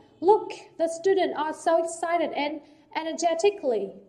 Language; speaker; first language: English; non-native, fluent; Vietnamese